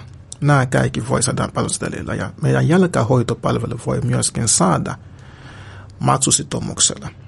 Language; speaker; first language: Finnish; non-native, fluent; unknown